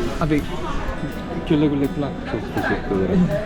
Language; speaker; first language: Turkish; non-native, learner; Korean